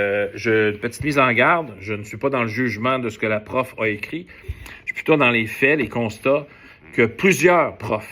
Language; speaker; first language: French; native; French